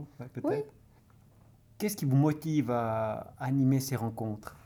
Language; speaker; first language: French; native; French